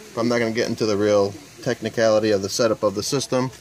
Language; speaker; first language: English; native; English